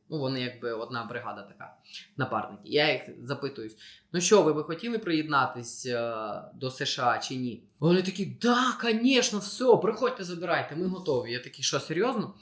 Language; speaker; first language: Ukrainian; non-native, local second language; Russian